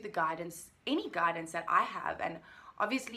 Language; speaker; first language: English; native; English